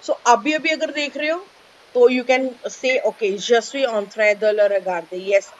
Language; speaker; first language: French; non-native, fluent; Hindi